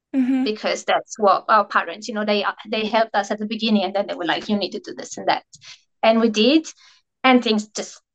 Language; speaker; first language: English; non-native, fluent; Italian